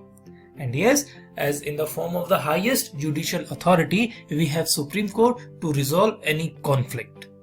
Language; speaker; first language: English; non-native, local second language; Hindi